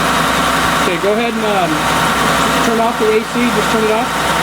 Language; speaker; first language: English; native; English